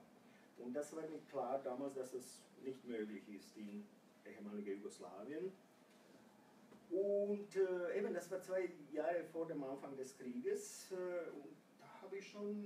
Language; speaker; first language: German; non-native, fluent; Croatian